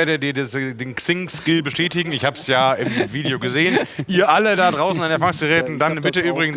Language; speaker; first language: German; native; German